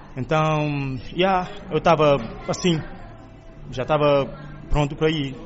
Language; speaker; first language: Portuguese; non-native, local second language; Kabuverdianu